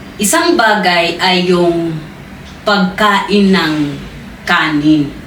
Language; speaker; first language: Filipino; non-native, fluent; Swahili